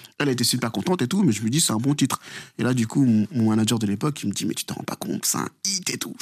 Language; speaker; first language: French; early bilingual, other home language; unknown